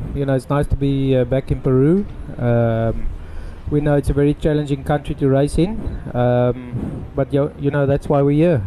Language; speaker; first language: English; non-native, local second language; Afrikaans